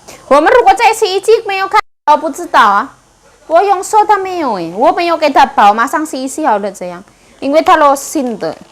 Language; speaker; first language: Chinese; non-native, learner; Javanese